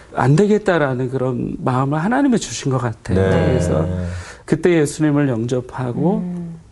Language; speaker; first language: Korean; native; Korean